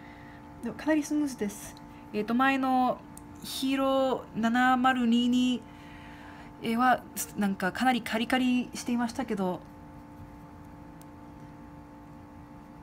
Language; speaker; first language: Japanese; non-native, fluent; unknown